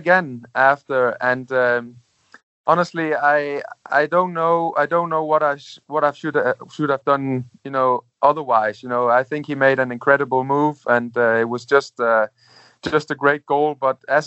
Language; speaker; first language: English; non-native, fluent; Danish